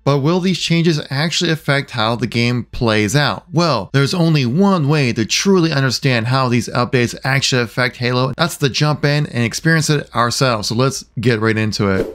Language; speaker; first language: English; native; English